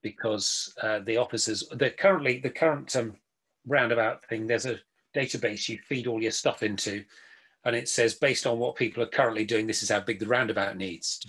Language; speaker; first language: English; native; English